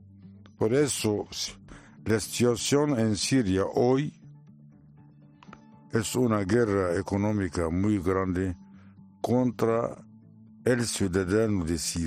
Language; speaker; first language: Spanish; non-native, learner; Arabic